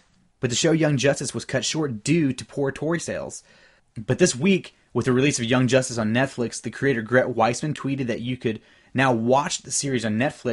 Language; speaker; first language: English; native; English